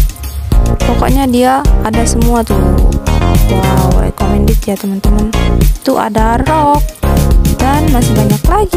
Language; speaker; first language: Indonesian; native; Indonesian